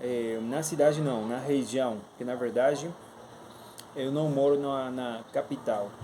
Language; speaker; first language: Portuguese; non-native, fluent; Spanish